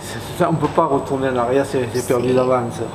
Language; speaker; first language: French; native; French